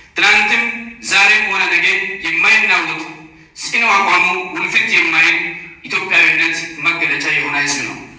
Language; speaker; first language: Amharic; non-native, local second language; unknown